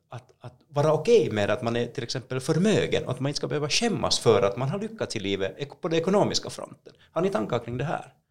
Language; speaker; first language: Swedish; native; Swedish